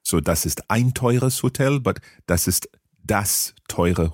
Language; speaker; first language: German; non-native, learner; English